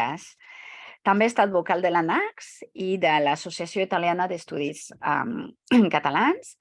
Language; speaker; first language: Catalan; non-native, fluent; French